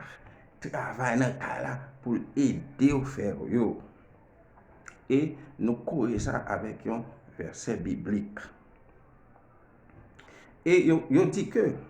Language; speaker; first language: French; non-native, learner; Haitian Creole